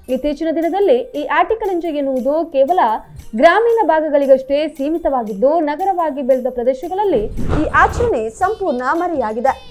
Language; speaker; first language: Kannada; native; Kannada